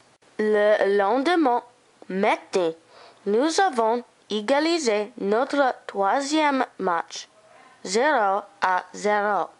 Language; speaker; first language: French; non-native, learner; English